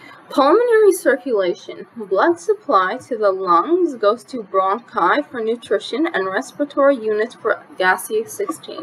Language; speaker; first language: English; non-native, fluent; Arabic